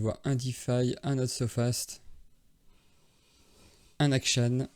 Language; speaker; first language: French; native; French